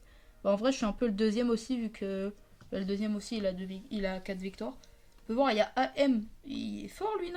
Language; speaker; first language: French; native; French